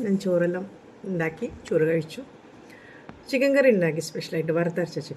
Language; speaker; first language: Malayalam; native; Malayalam